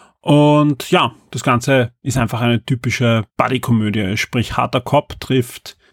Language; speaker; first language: German; native; German